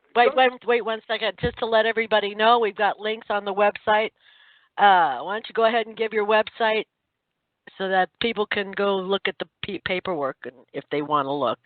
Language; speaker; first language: English; native; English